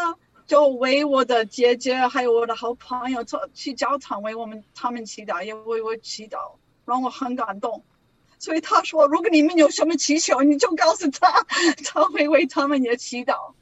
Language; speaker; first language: Chinese; non-native, learner; English